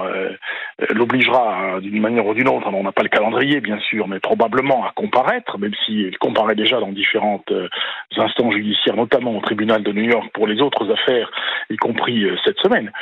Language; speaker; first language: French; native; French